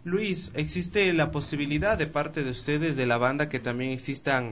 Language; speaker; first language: Spanish; native; Spanish